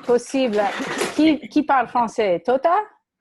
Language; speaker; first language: French; non-native, fluent; English